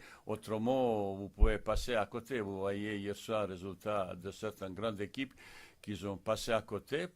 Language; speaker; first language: French; non-native, fluent; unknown